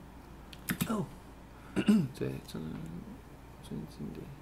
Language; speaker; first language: Chinese; non-native, fluent; English